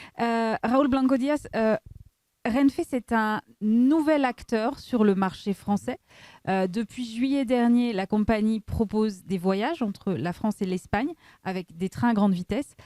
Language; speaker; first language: French; native; French